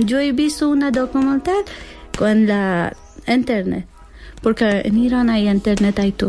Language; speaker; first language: Spanish; non-native, learner; Persian